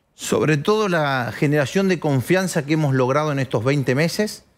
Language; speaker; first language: Spanish; native; Spanish